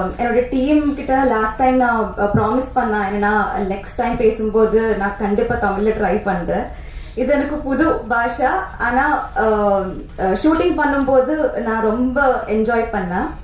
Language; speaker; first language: Tamil; non-native, learner; Telugu